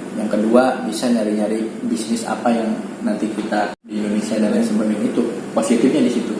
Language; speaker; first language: Indonesian; native; Indonesian